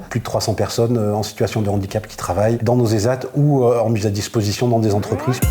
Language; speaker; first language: French; native; French